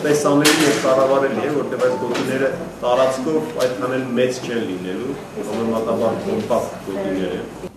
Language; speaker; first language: Armenian; native; Armenian